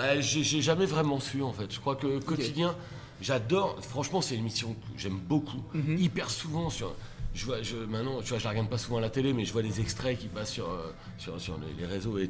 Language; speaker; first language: French; native; French